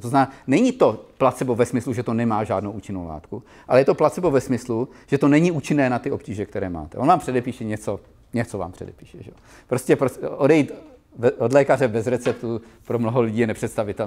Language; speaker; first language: Czech; native; Czech